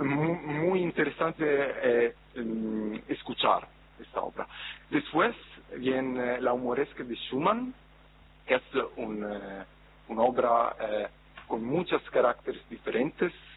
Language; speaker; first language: Spanish; non-native, fluent; Italian